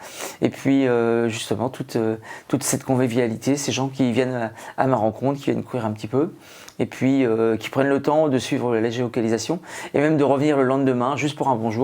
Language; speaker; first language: French; native; French